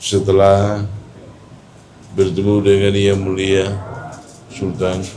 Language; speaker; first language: Indonesian; non-native, fluent; Tetum